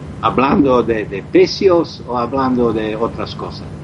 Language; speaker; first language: Spanish; non-native, learner; Croatian